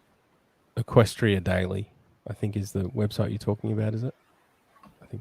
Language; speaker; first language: English; native; English